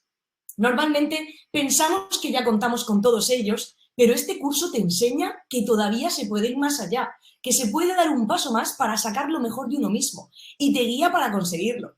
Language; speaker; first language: Spanish; native; Spanish